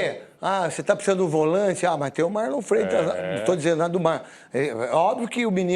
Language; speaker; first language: Portuguese; native; Portuguese